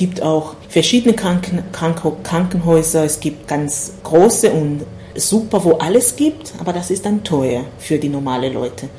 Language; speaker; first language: German; non-native, fluent; Swahili